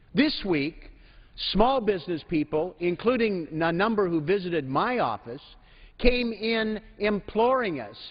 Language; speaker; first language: English; native; English